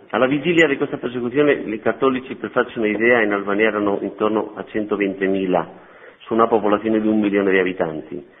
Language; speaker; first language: Italian; non-native, fluent; Spanish